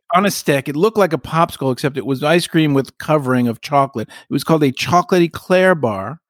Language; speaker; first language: English; native; English